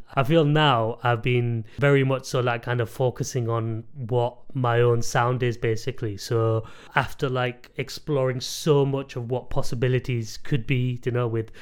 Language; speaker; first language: English; native; English